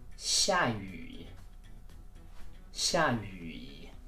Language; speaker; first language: Chinese; non-native, fluent; English